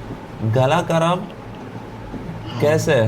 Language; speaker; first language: Hindi; non-native, local second language; Malayalam